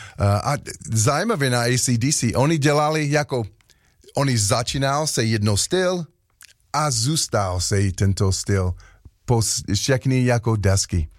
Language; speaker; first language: Czech; non-native, learner; English